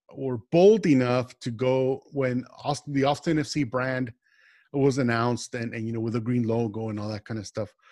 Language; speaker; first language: English; native; English